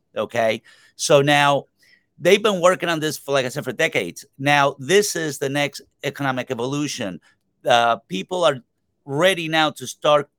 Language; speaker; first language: English; non-native, fluent; Spanish